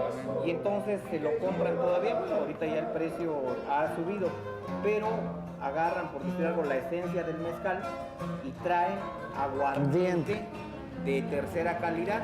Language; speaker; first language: Spanish; native; Spanish